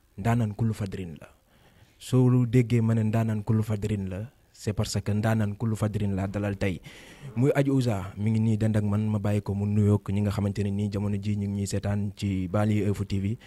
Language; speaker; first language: Wolof; native; Wolof